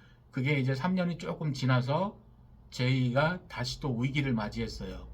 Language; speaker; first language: Korean; native; Korean